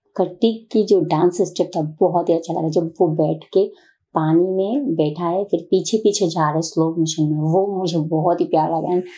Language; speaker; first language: Hindi; non-native, learner; Bangla